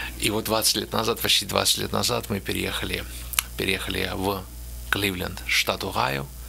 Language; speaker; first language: Russian; native; Russian